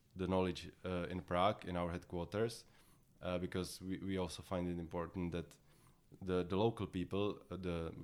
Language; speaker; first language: English; non-native, fluent; Czech